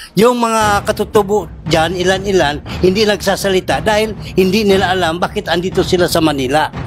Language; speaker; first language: Filipino; non-native, local second language; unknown